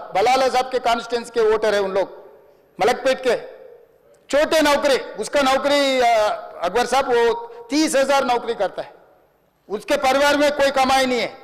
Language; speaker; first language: Hindi; non-native, local second language; Telugu